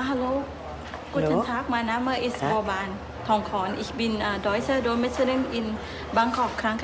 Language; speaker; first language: German; non-native, learner; Thai